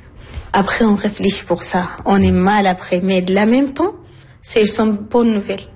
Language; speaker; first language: French; non-native, learner; Arabic